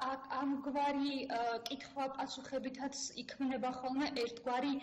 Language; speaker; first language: Georgian; native; Georgian